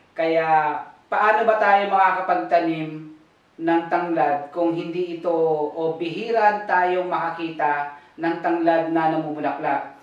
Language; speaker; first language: Filipino; non-native, local second language; Bikol